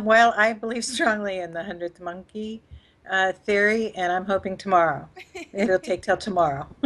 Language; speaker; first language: English; native; English